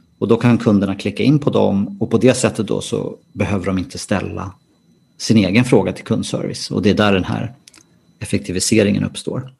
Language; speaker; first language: Swedish; native; Swedish